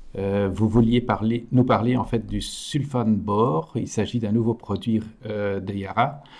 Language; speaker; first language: French; native; French